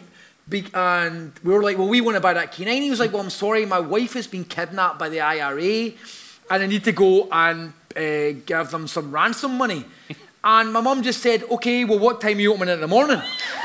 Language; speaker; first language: English; native; English